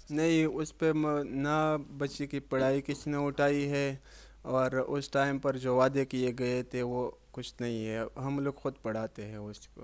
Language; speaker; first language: Urdu; non-native, local second language; Pashto